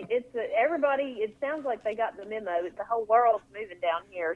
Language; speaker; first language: English; native; English